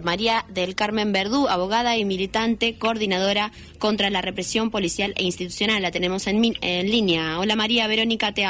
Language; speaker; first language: Spanish; native; Spanish